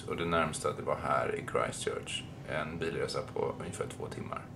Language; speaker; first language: Swedish; native; Swedish